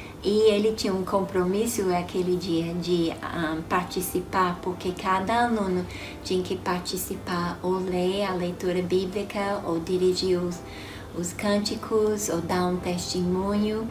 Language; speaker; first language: Portuguese; non-native, fluent; English